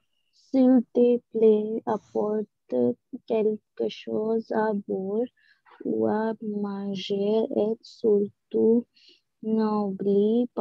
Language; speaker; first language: French; non-native, learner; Hindi